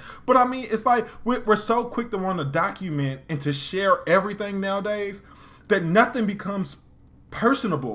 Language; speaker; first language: English; native; English